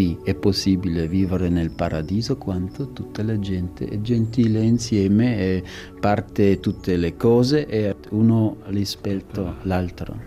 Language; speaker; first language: Italian; non-native, learner; Swiss German